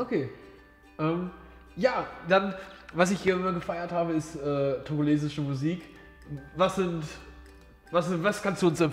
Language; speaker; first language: German; early bilingual, other home language; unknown